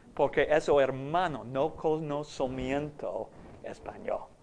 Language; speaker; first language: Spanish; non-native, learner; English